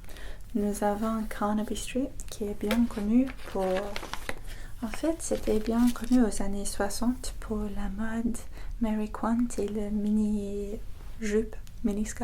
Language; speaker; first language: French; non-native, fluent; English